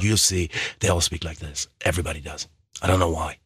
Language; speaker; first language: English; non-native, fluent; German